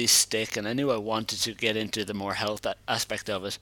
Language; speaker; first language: English; native; English